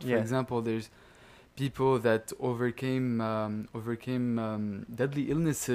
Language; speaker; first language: English; non-native, fluent; Arabic